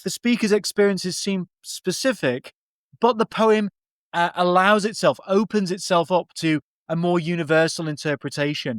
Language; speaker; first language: English; native; English